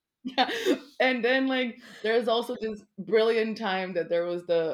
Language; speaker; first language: English; non-native, fluent; Portuguese